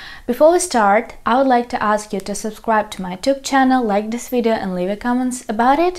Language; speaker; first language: English; non-native, fluent; Ukrainian